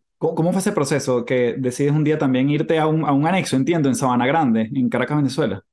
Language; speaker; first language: Spanish; native; Spanish